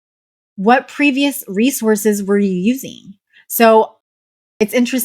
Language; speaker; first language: English; native; English